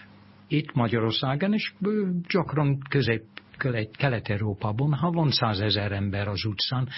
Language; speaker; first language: Hungarian; non-native, fluent; English